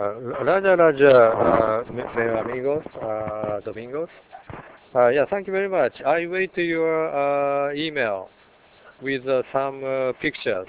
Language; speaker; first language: English; non-native, learner; Japanese